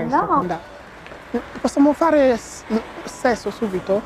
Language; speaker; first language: Italian; non-native, learner; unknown